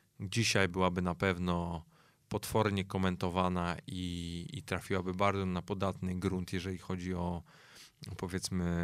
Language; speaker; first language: Polish; native; Polish